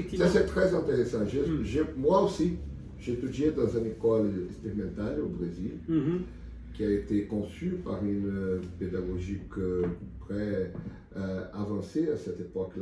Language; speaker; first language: French; non-native, learner; Portuguese